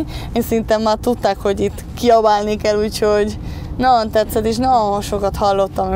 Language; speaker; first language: Hungarian; early bilingual, heritage; Spanish